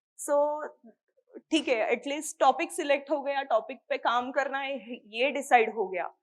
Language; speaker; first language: Hindi; non-native, local second language; Marathi